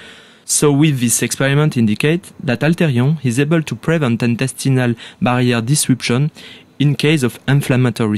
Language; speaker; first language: English; non-native, fluent; French